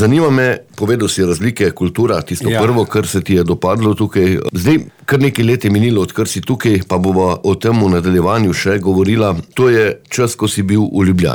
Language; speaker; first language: Slovenian; native; Slovenian